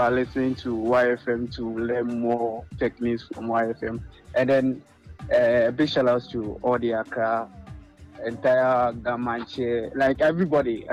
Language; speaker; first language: English; non-native, local second language; Akan